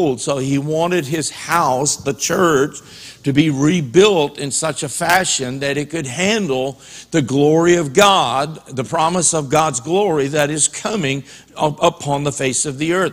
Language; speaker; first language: English; native; English